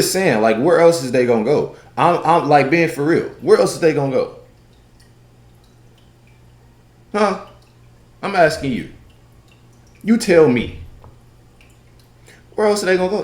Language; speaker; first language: English; native; English